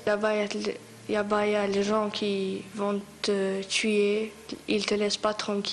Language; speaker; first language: French; non-native, learner; Albanian